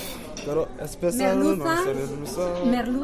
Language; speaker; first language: Spanish; non-native, learner; Wolof